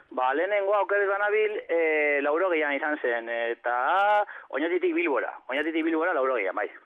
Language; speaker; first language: Basque; non-native, local second language; Spanish